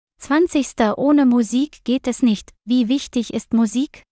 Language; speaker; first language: German; non-native, learner; Vietnamese